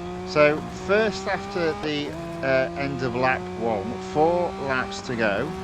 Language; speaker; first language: English; native; English